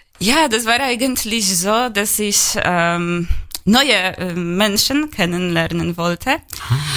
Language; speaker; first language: German; non-native, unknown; Polish